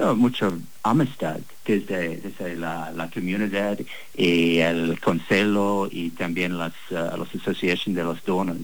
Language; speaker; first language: Spanish; non-native, learner; English